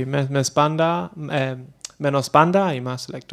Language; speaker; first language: Spanish; non-native, learner; English